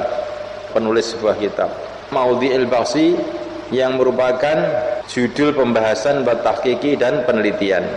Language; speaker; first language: Indonesian; native; Indonesian